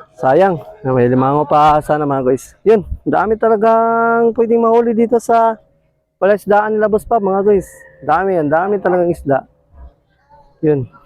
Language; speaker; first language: Filipino; non-native, local second language; Cebuano